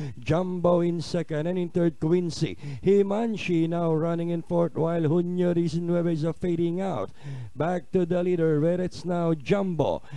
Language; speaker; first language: English; non-native, local second language; Filipino